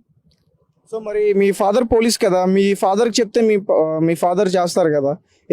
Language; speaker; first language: Telugu; native; Telugu